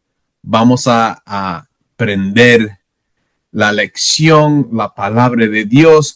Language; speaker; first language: Spanish; non-native, learner; English